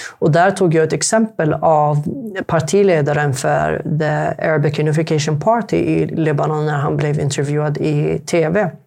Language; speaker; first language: Swedish; non-native, fluent; Arabic